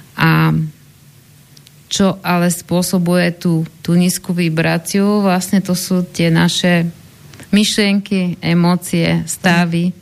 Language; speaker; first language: Slovak; non-native, fluent; Bulgarian